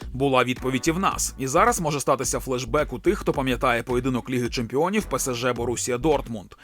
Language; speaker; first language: Ukrainian; non-native, local second language; Russian